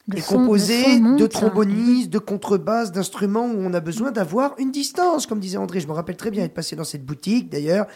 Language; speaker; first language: French; native; French